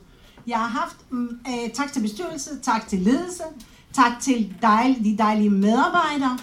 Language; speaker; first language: Danish; non-native, fluent; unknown